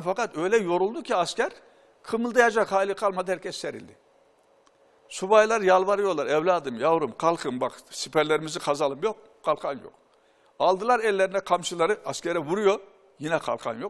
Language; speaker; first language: Turkish; native; Turkish